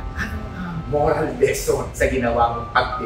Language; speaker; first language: Filipino; native; Filipino